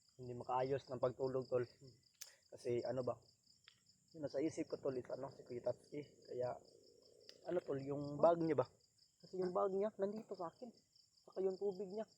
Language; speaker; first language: Filipino; non-native, local second language; Cebuano